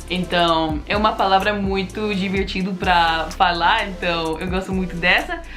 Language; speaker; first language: Portuguese; non-native, learner; English